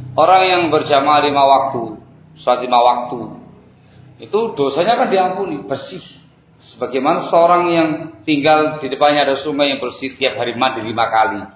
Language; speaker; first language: Indonesian; non-native, local second language; Javanese